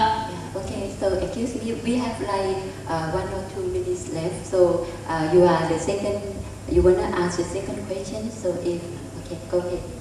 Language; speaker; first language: English; non-native, fluent; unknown